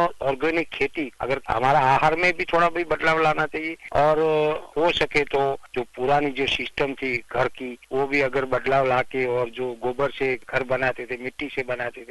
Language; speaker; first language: Hindi; non-native, local second language; Gujarati